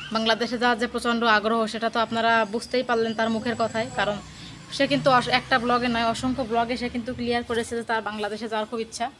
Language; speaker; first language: Bangla; native; Bangla